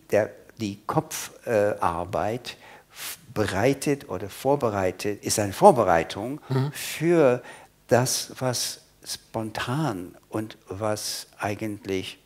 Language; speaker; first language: German; non-native, fluent; English